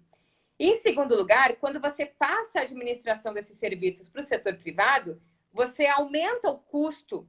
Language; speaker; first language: Portuguese; native; Portuguese